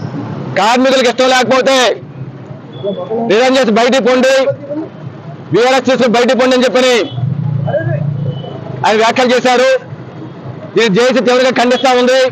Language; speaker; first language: Telugu; native; Telugu